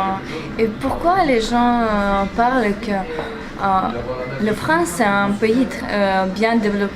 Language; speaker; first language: French; non-native, learner; Chinese